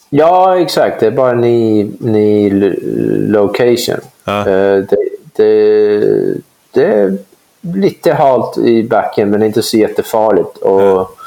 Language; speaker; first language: Swedish; non-native, fluent; English